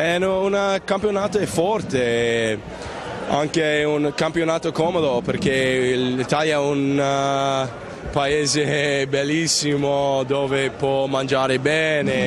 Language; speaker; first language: Italian; non-native, learner; Spanish